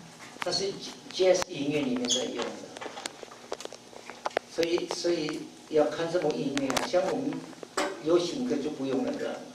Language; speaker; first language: Chinese; non-native, fluent; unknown